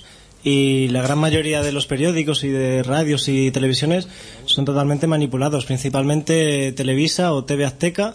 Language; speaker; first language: Spanish; native; Spanish